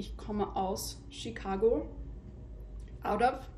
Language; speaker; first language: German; non-native, fluent; English